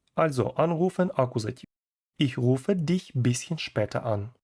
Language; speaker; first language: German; non-native, fluent; Ukrainian